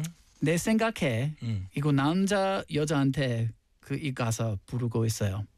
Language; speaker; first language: Korean; non-native, learner; English